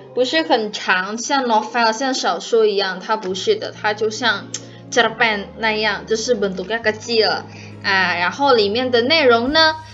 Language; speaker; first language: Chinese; non-native, fluent; Indonesian